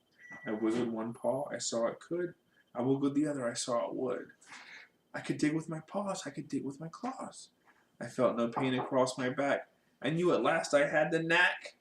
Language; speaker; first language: English; native; English